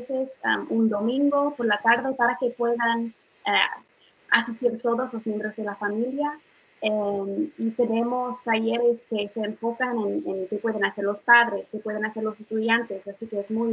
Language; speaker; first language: Spanish; non-native, fluent; English